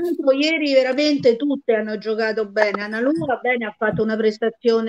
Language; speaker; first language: Italian; native; Italian